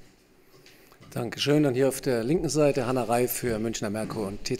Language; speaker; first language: German; native; German